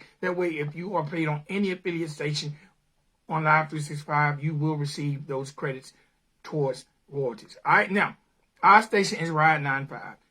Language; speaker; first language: English; native; English